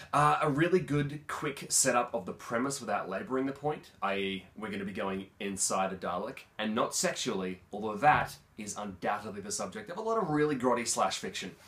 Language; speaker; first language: English; native; English